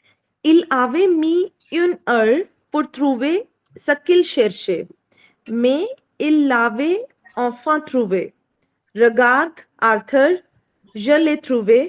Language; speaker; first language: French; non-native, learner; Hindi